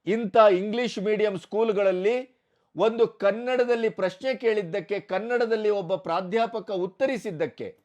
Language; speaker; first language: Kannada; native; Kannada